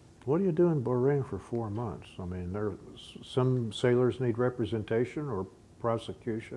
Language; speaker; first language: English; native; English